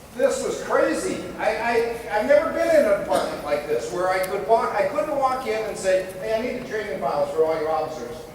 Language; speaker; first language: English; native; English